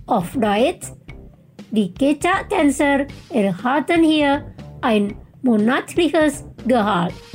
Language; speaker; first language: German; non-native, fluent; Indonesian